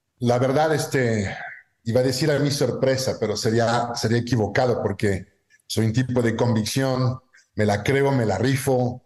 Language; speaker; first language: Spanish; non-native, fluent; French